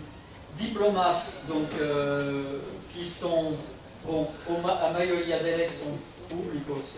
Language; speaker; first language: Portuguese; non-native, fluent; French